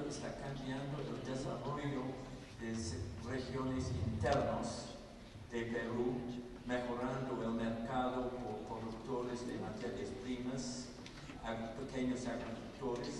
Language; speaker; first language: Spanish; non-native, fluent; English